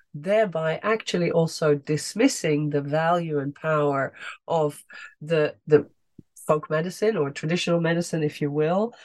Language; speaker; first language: English; non-native, fluent; Dutch